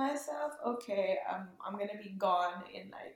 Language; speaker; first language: English; non-native, local second language; Urdu